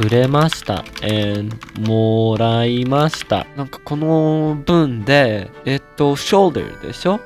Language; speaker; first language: Japanese; non-native, learner; English